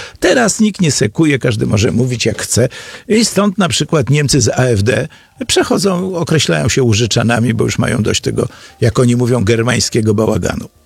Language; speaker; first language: Polish; native; Polish